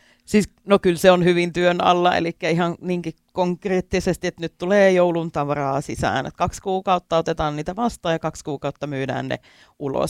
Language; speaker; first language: Finnish; native; Finnish